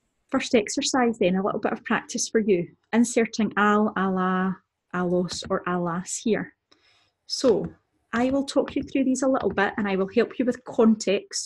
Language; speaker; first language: English; native; English